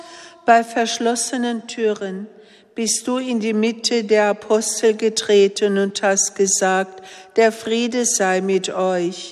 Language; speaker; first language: German; native; German